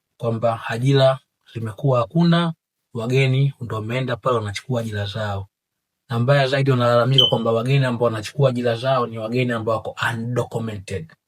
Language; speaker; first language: Swahili; native; Swahili